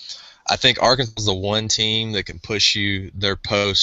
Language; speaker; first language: English; native; English